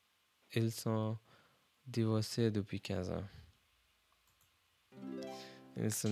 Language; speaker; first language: French; non-native, learner; English